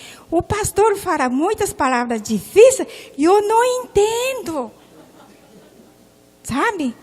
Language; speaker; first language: Portuguese; non-native, local second language; Japanese